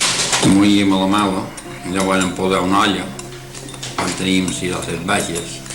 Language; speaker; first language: Catalan; native; Catalan